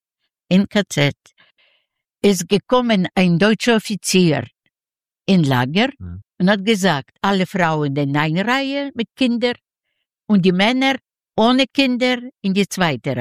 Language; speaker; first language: German; non-native, learner; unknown